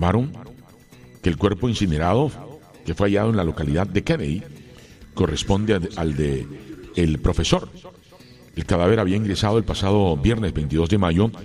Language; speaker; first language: Spanish; native; Spanish